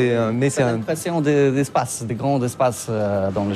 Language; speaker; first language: French; non-native, learner; Polish